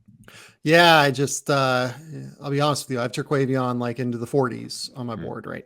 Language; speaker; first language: English; native; English